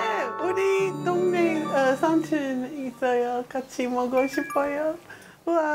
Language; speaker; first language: Korean; non-native, learner; English